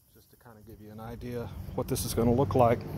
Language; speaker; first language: English; native; English